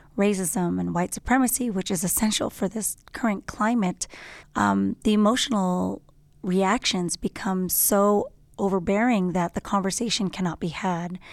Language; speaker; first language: English; native; English